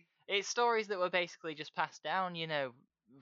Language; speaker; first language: English; native; English